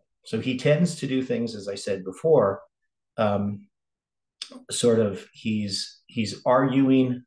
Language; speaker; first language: English; native; English